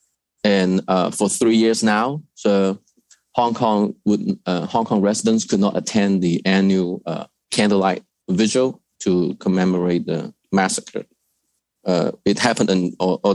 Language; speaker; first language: English; non-native, fluent; Cantonese